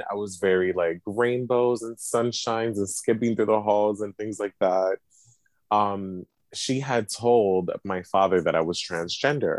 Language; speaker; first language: English; native; English